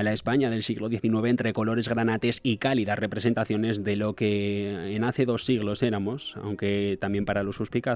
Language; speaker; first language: Spanish; native; Spanish